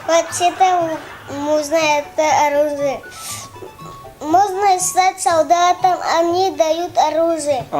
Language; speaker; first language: Russian; non-native, local second language; Tajik